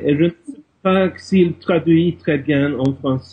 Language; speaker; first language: French; non-native, fluent; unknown